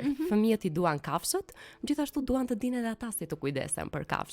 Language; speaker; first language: Albanian; native; Albanian